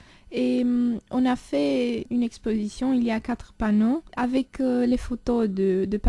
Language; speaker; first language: French; non-native, fluent; Romanian